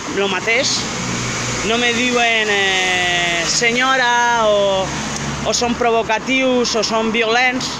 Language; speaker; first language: Catalan; non-native, fluent; French